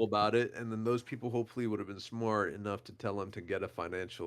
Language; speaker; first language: English; native; English